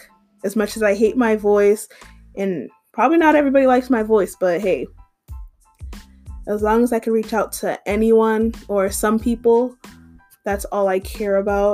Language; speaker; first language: English; native; English